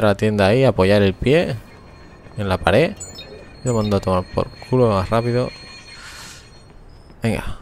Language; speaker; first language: Spanish; native; Spanish